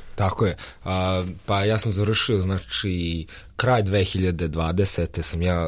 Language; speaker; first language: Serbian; early bilingual, heritage; Serbian